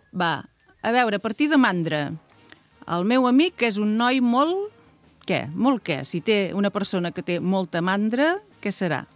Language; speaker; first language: Catalan; native; Catalan